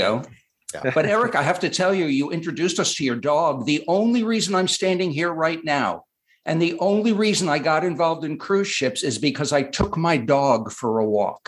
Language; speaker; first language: English; native; English